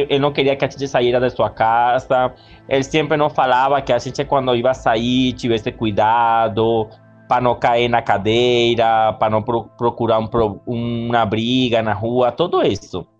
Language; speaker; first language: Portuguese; non-native, learner; Spanish